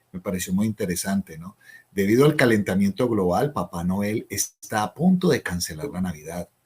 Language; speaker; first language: Spanish; native; Spanish